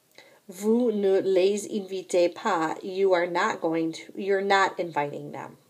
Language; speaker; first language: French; non-native, fluent; English